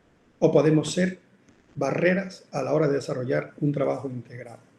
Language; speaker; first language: Spanish; native; Spanish